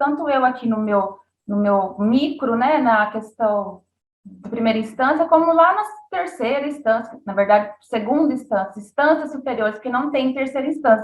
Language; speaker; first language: Portuguese; native; Portuguese